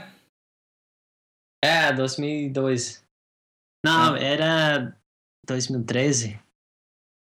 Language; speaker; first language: Portuguese; non-native, fluent; English